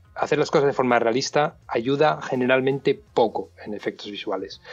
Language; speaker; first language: Spanish; native; Spanish